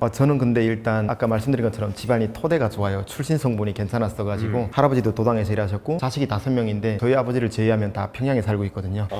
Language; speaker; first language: Korean; native; Korean